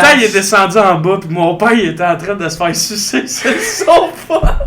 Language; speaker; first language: French; native; French